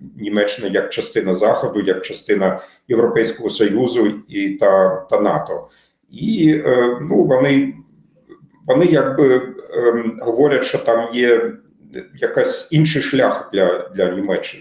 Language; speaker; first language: Ukrainian; non-native, fluent; German